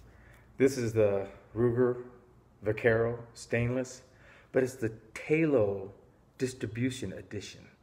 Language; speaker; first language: English; native; English